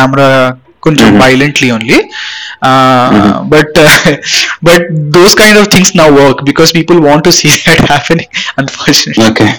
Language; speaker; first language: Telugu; non-native, local second language; Hindi